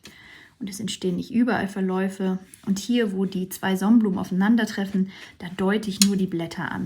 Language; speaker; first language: German; native; German